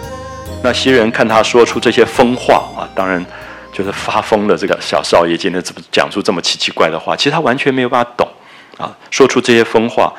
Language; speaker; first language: Chinese; native; Chinese